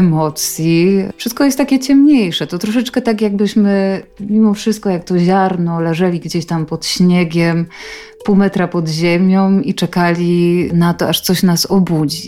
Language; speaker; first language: Polish; native; Polish